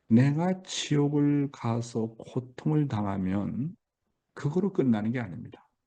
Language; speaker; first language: Korean; native; Korean